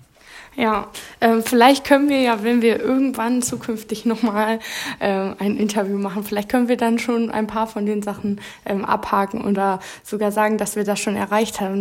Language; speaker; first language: German; native; German